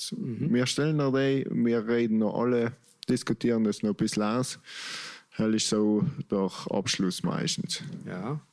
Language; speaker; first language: German; native; German